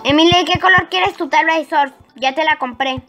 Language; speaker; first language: Spanish; native; Spanish